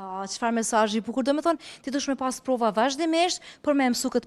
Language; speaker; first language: Albanian; native; Albanian